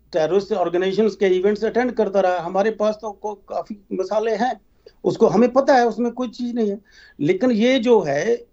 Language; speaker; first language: Hindi; native; Hindi